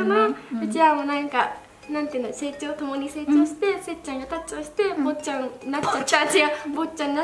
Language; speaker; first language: Japanese; native; Japanese